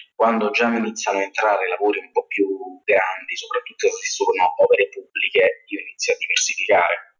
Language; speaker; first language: Italian; native; Italian